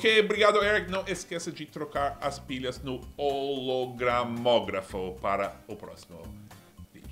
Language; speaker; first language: Portuguese; non-native, fluent; English